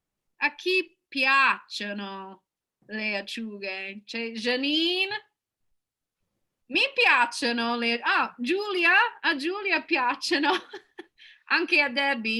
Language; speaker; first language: Italian; non-native, fluent; English